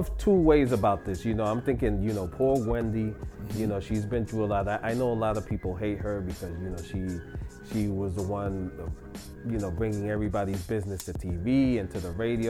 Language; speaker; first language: English; non-native, fluent; Spanish